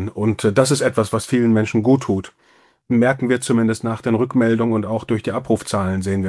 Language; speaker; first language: German; native; German